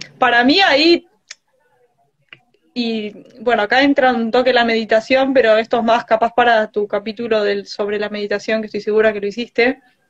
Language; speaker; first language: Spanish; native; Spanish